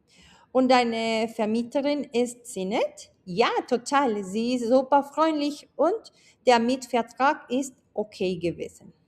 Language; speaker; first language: German; non-native, fluent; Spanish